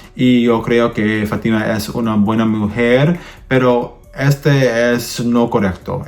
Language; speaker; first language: Spanish; non-native, learner; English